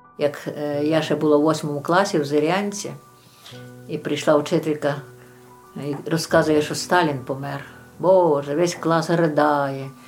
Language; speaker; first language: Ukrainian; native; Ukrainian